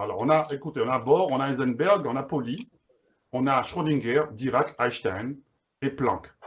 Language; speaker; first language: French; native; French